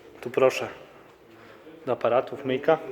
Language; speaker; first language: Polish; native; Polish